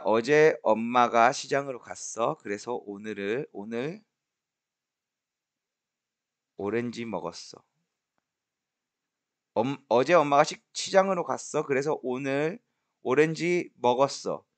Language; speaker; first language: Korean; non-native, fluent; Spanish